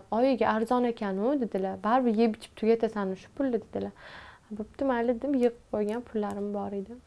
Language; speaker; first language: Uzbek; non-native, local second language; Tajik